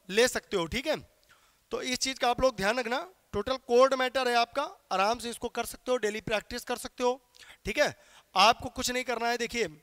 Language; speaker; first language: Hindi; native; Hindi